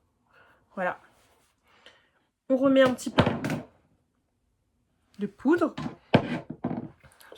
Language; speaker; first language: French; native; French